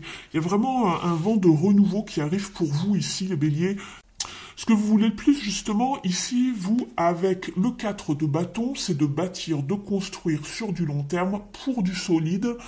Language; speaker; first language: French; native; French